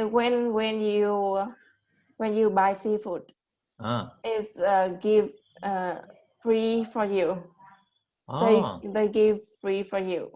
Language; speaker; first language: English; non-native, learner; Vietnamese